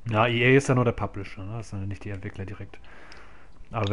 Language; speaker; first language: German; native; German